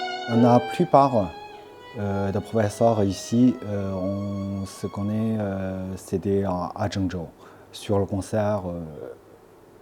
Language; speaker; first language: French; non-native, fluent; Chinese